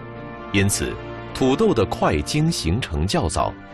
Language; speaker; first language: Chinese; native; Chinese